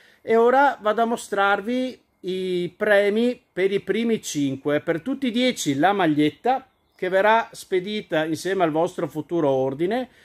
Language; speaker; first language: Italian; native; Italian